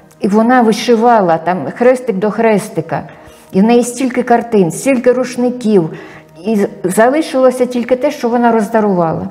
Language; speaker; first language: Ukrainian; native; Ukrainian